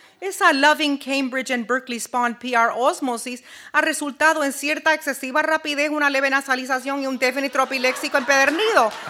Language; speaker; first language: Spanish; native; Spanish